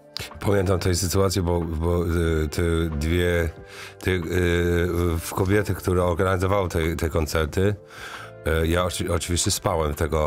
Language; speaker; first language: Polish; non-native, learner; English